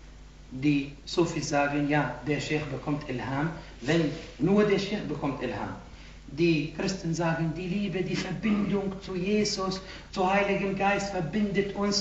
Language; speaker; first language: German; non-native, fluent; Arabic